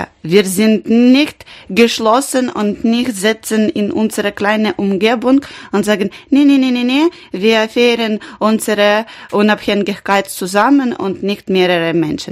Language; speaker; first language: German; non-native, learner; Ukrainian